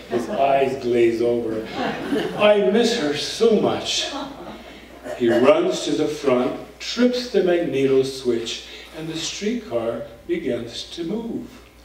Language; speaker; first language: English; early bilingual, other home language; Spanish